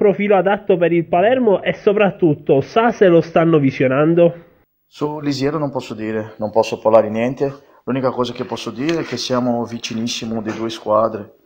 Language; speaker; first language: Italian; non-native, fluent; Portuguese